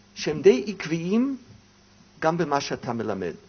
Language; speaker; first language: Hebrew; non-native, fluent; English